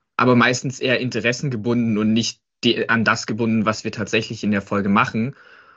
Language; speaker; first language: German; native; German